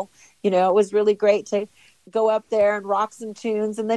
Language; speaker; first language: English; native; English